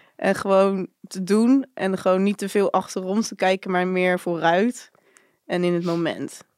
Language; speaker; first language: Dutch; native; Dutch